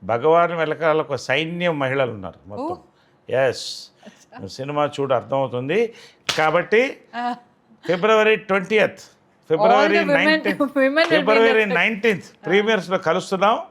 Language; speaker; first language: Telugu; native; Telugu